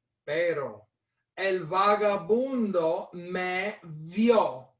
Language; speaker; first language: Spanish; non-native, fluent; English